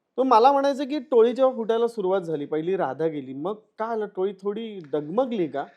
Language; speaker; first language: Marathi; native; Marathi